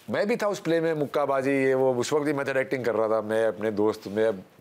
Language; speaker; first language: Hindi; native; Hindi